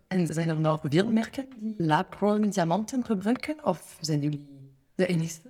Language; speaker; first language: Dutch; non-native, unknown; French